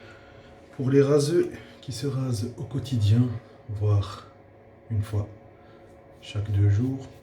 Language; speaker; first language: French; native; French